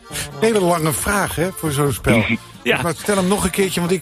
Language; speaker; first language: Dutch; native; Dutch